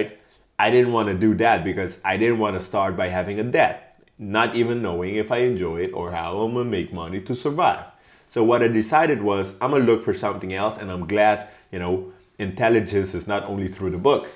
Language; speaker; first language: English; non-native, fluent; Papiamento